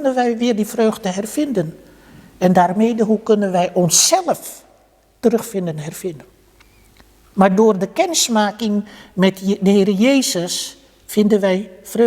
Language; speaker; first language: Dutch; early bilingual, other home language; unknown